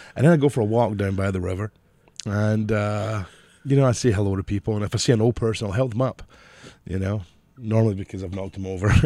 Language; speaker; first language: English; native; English